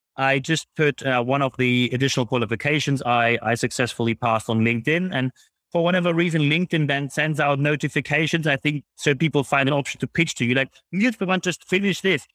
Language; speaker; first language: English; non-native, fluent; German